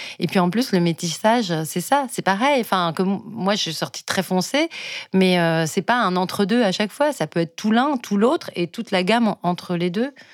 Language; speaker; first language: French; native; French